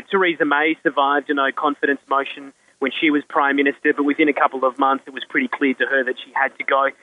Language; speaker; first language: English; native; English